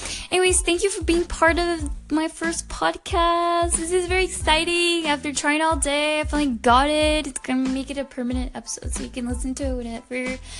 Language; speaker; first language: English; native; English